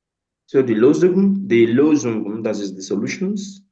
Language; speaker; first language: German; non-native, fluent; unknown